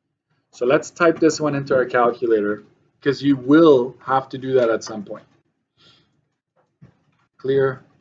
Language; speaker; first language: English; native; English